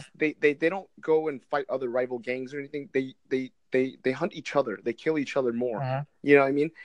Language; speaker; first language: English; non-native, fluent; Vietnamese